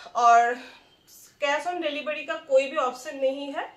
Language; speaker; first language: Hindi; non-native, local second language; Bangla